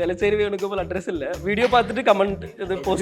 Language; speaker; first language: Tamil; native; Tamil